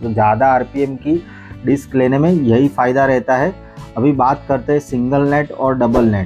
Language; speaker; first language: Hindi; native; Hindi